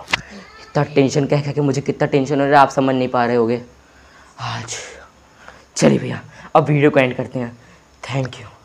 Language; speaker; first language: Hindi; native; Hindi